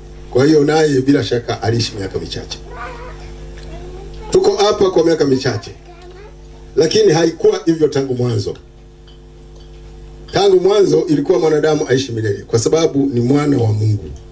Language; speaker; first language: Swahili; native; Swahili